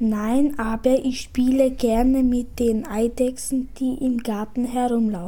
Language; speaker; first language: German; early bilingual, other home language; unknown